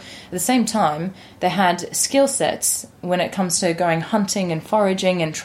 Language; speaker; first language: English; native; English